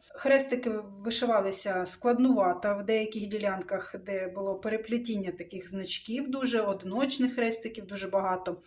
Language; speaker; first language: Ukrainian; non-native, local second language; Russian